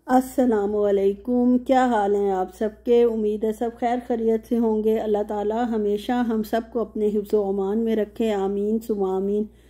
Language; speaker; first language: Urdu; native; Urdu